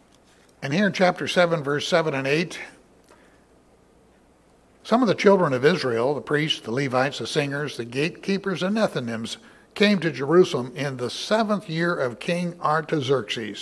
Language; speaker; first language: English; native; English